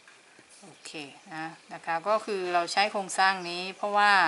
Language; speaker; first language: Thai; native; Thai